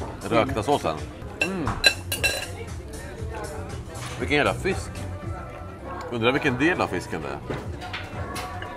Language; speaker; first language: Swedish; native; Swedish